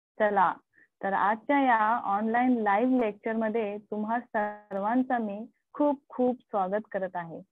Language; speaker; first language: Marathi; non-native, local second language; Urdu